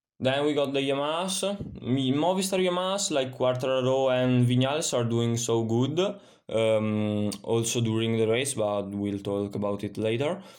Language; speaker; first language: English; non-native, fluent; Italian